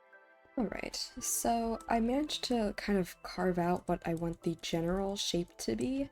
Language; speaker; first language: English; native; English